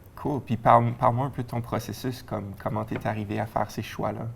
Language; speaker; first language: French; native; French